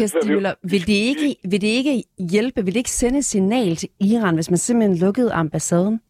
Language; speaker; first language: Danish; native; Danish